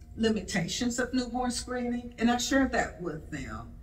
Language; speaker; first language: English; native; English